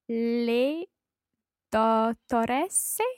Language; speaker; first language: Italian; non-native, learner; English